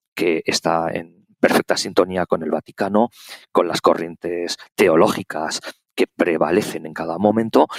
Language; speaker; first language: Spanish; native; Spanish